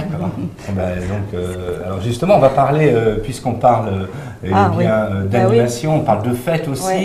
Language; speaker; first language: French; native; French